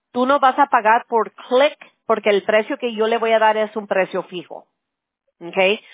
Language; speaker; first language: Spanish; early bilingual, other home language; English